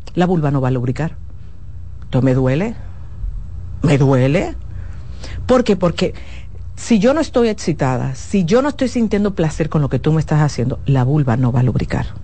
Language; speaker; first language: Spanish; native; Spanish